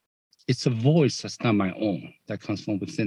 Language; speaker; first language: English; non-native, fluent; Chinese